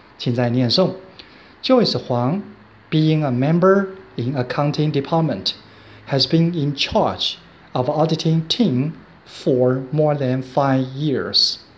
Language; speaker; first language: English; non-native, fluent; Chinese